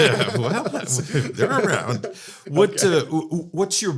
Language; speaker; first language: English; native; English